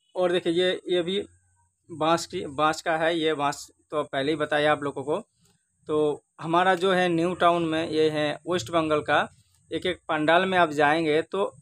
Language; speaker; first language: Hindi; non-native, local second language; Bangla